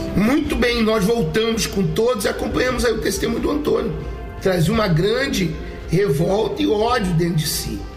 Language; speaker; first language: Portuguese; native; Portuguese